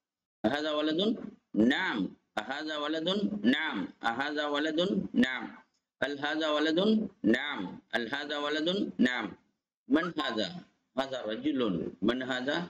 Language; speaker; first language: Arabic; non-native, fluent; Tamil